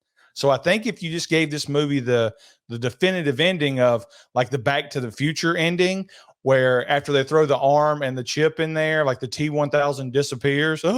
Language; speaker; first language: English; native; English